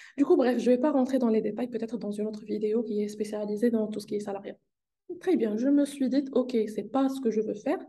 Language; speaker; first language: French; non-native, local second language; Arabic